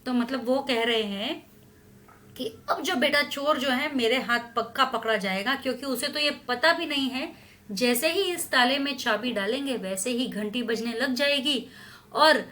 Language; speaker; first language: Hindi; non-native, local second language; Marathi